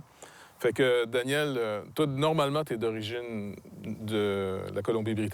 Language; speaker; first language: French; native; French